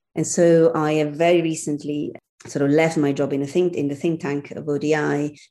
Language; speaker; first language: English; non-native, fluent; Italian